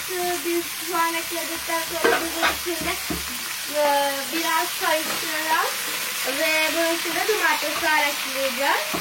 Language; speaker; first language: Turkish; non-native, learner; Urdu